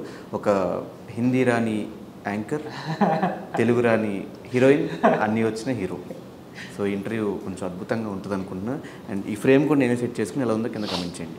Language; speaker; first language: Telugu; native; Telugu